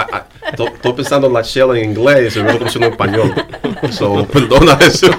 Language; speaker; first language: Spanish; early bilingual, heritage; English